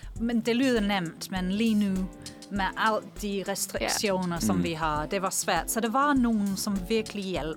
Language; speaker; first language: Danish; non-native, fluent; English